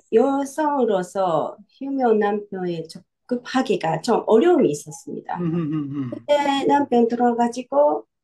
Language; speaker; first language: Korean; non-native, fluent; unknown